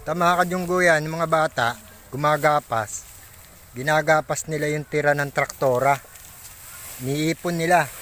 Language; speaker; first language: Filipino; native; Filipino